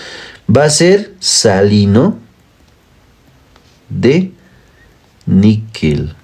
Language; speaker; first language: Spanish; native; Spanish